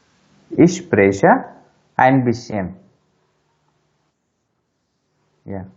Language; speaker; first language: German; non-native, fluent; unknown